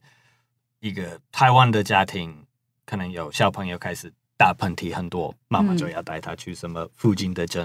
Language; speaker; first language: Chinese; non-native, fluent; English